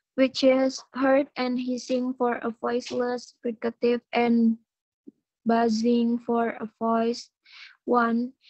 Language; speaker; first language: English; non-native, learner; Indonesian